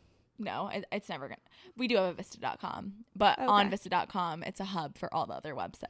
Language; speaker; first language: English; native; English